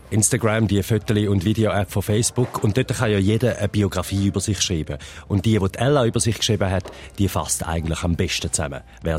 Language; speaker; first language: German; native; German